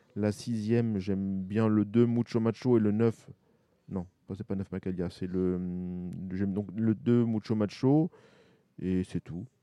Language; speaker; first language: French; native; French